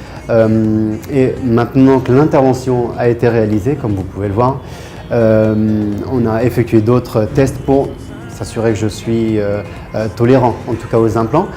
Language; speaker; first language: French; native; French